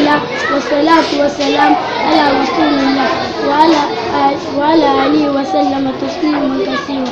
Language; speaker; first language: Arabic; non-native, learner; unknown